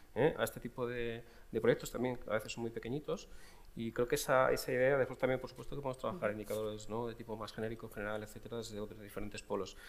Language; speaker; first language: Spanish; native; Spanish